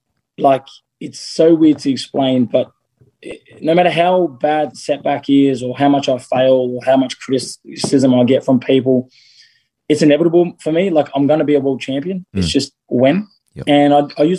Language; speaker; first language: English; native; English